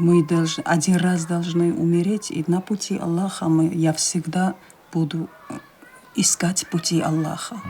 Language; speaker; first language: Russian; non-native, local second language; Chechen